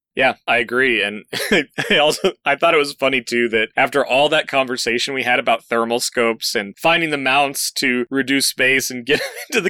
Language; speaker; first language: English; native; English